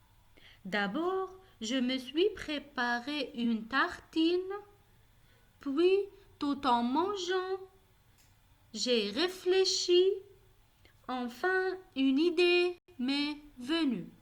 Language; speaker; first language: French; non-native, local second language; Arabic